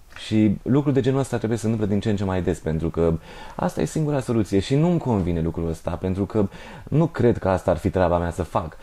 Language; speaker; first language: Romanian; non-native, local second language; Hungarian